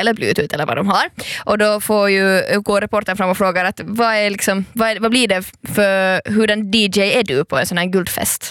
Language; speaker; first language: Swedish; native; Swedish